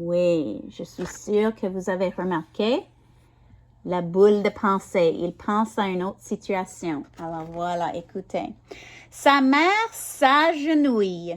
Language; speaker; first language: French; non-native, learner; English